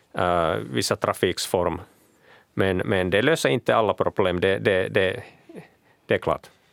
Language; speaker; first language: Swedish; non-native, local second language; Finnish